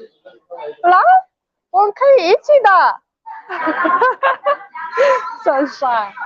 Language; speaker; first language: Chinese; non-native, learner; Afrikaans